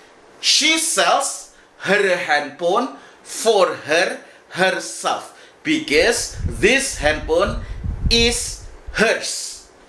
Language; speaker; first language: English; non-native, fluent; Indonesian